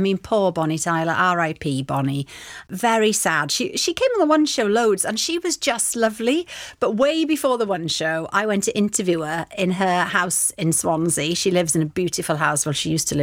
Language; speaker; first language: English; non-native, local second language; Welsh